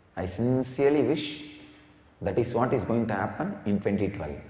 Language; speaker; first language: English; non-native, local second language; Tamil